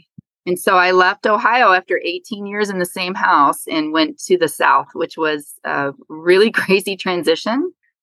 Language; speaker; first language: English; native; English